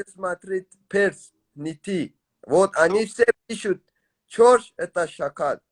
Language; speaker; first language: Russian; non-native, learner; Tajik